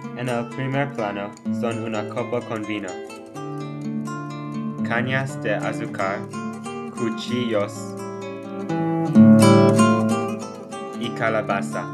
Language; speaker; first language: Spanish; non-native, learner; English